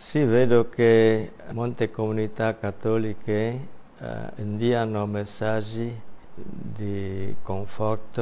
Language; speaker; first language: Italian; non-native, fluent; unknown